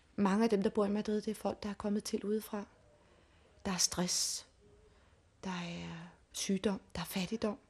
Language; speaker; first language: Danish; native; Danish